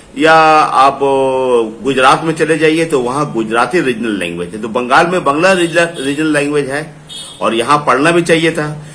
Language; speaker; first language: Hindi; non-native, local second language; Urdu